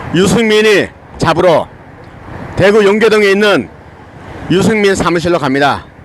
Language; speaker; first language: Korean; native; Korean